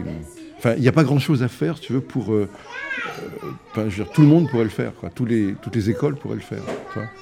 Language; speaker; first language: French; native; French